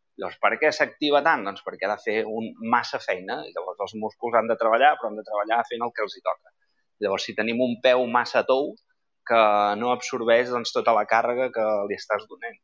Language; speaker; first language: Catalan; native; Catalan